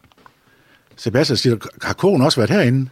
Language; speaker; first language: Danish; native; Danish